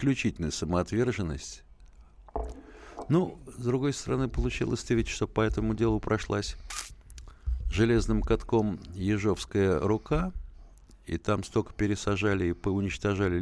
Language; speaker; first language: Russian; native; Russian